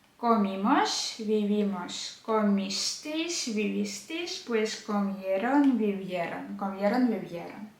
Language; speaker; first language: Spanish; non-native, fluent; Ukrainian